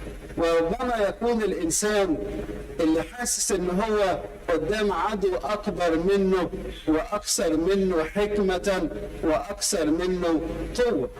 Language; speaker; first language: Arabic; native; Arabic